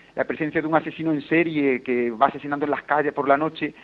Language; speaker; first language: Spanish; native; Spanish